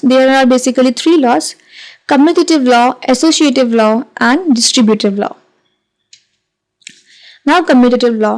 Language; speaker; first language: English; non-native, local second language; Hindi